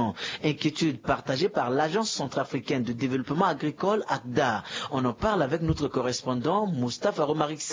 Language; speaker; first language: French; non-native, local second language; Sango